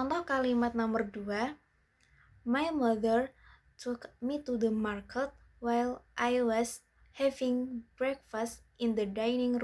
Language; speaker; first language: English; non-native, learner; Indonesian